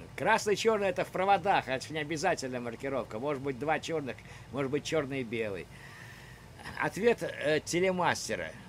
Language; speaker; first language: Russian; native; Russian